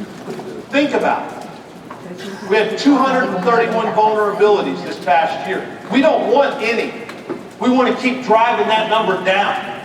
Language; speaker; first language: English; native; English